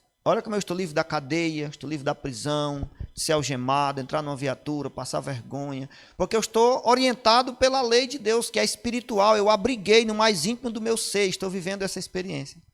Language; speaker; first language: Portuguese; native; Portuguese